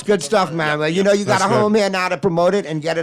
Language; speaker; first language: English; native; English